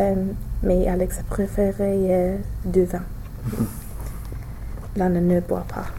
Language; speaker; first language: French; non-native, learner; English